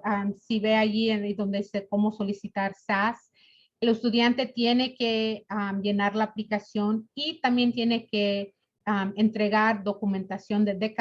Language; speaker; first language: Spanish; early bilingual, other home language; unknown